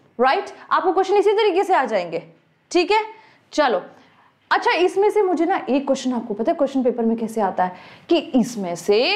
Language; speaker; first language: Hindi; native; Hindi